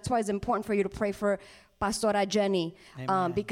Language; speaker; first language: English; non-native, fluent; Spanish